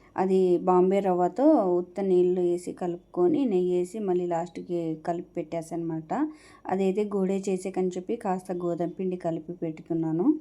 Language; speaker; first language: Telugu; non-native, local second language; Urdu